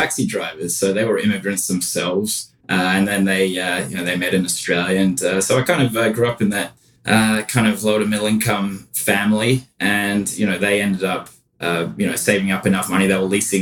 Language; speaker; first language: English; native; English